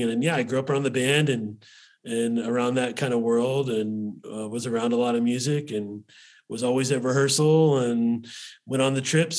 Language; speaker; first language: English; native; English